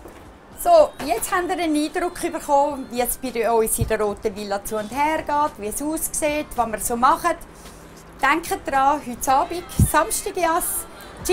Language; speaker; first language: German; native; German